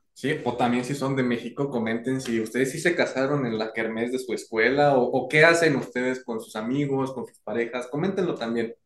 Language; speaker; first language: Spanish; native; Spanish